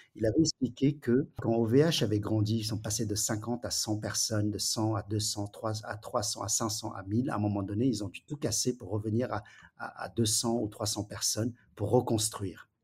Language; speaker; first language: French; early bilingual, other home language; Wu Chinese